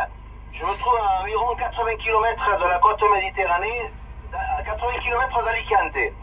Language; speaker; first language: French; early bilingual, other home language; Spanish